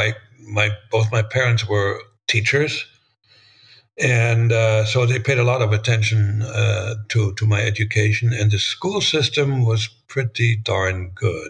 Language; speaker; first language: English; non-native, fluent; German